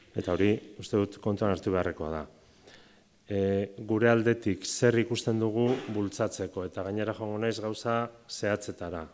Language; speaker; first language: Basque; native; Basque